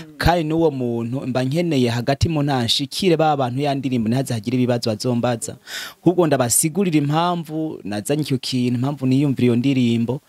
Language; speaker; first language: Rundi; native; Rundi